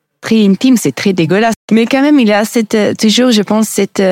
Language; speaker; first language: French; non-native, learner; Italian